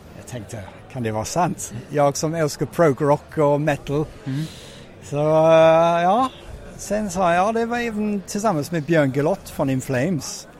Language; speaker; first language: Swedish; non-native, fluent; English